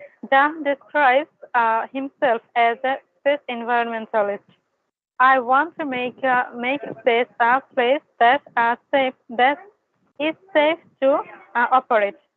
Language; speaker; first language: English; non-native, local second language; Bangla